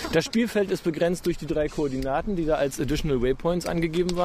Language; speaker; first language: German; native; German